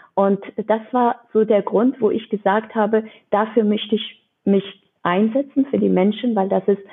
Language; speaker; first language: German; non-native, fluent; Persian